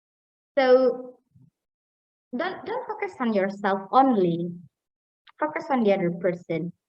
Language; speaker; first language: English; non-native, fluent; Indonesian